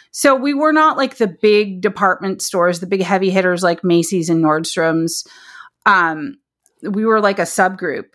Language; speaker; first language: English; native; English